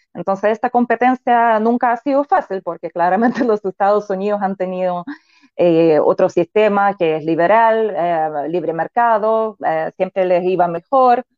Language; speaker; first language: Spanish; non-native, fluent; Russian